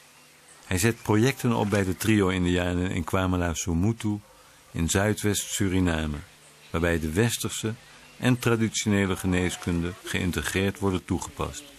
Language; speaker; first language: Dutch; native; Dutch